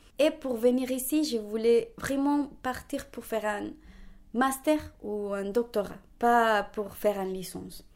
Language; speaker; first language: French; non-native, fluent; Spanish